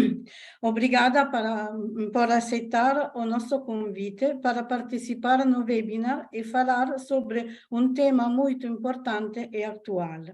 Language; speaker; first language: Portuguese; non-native, learner; Italian